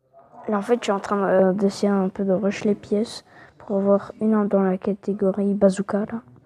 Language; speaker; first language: French; native; French